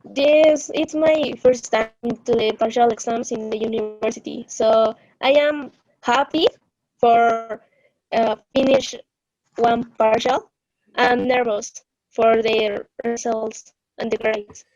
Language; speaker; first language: English; non-native, learner; Spanish